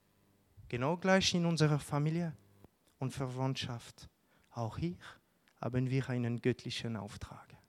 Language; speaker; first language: German; non-native, local second language; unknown